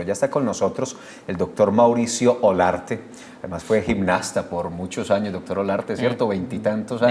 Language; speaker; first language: Spanish; native; Spanish